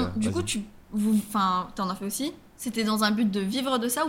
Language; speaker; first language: French; native; French